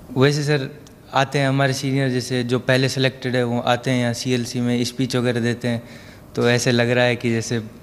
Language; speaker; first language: Hindi; native; Hindi